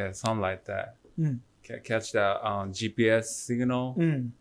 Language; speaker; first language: English; non-native, learner; Japanese